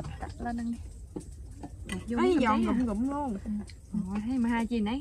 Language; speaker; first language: Vietnamese; native; Vietnamese